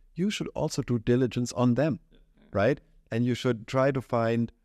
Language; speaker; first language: English; non-native, fluent; German